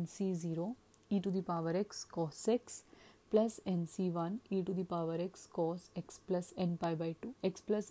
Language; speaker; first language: Hindi; native; Hindi